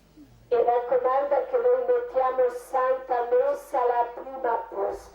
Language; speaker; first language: Italian; non-native, learner; Croatian